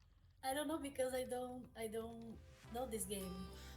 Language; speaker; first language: English; non-native, learner; Portuguese